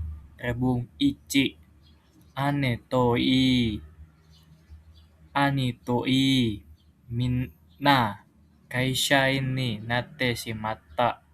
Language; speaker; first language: Japanese; non-native, learner; Indonesian